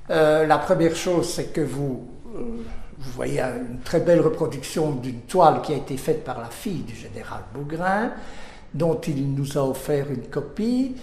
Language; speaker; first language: French; native; French